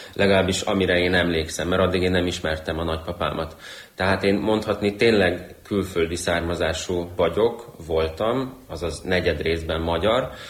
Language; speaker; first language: Hungarian; early bilingual, other home language; Ukrainian